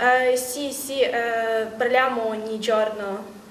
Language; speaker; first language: Italian; non-native, learner; Ukrainian